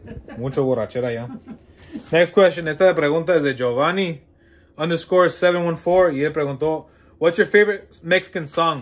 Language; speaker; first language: Spanish; early bilingual, heritage; Spanish